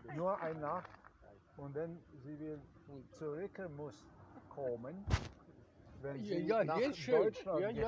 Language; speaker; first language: German; non-native, learner; Croatian